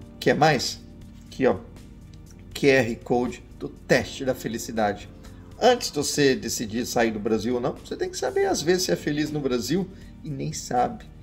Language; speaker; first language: Portuguese; early bilingual, other home language; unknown